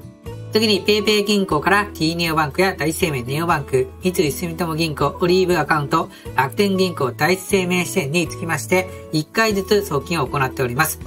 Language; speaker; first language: Japanese; native; Japanese